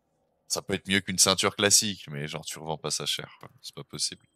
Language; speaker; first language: French; native; French